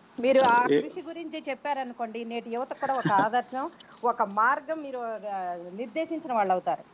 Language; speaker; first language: Telugu; native; Telugu